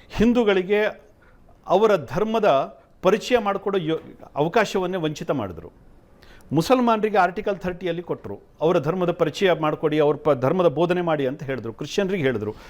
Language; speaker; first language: Kannada; native; Kannada